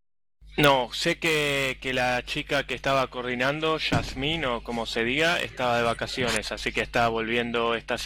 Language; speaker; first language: Spanish; native; Spanish